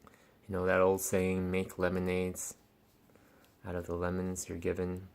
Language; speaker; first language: English; native; English